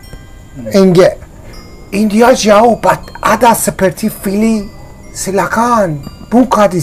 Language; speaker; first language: Indonesian; non-native, learner; Persian